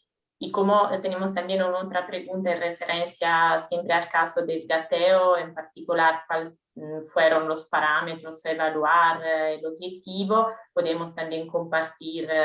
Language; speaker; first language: Spanish; non-native, fluent; Italian